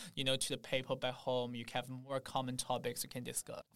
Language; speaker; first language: English; non-native, fluent; Chinese